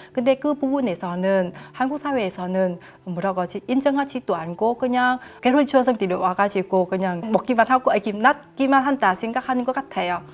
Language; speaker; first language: Korean; non-native, fluent; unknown